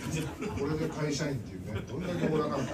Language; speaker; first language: Japanese; native; Japanese